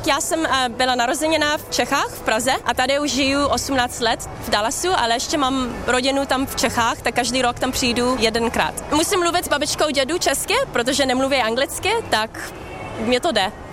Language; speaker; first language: Czech; early bilingual, heritage; Czech